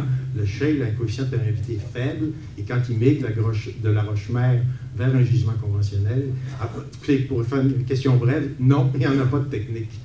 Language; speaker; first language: French; native; French